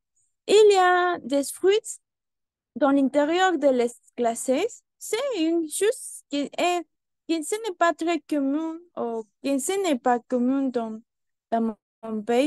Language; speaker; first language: French; non-native, learner; Spanish